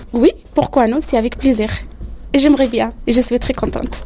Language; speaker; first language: French; non-native, learner; Arabic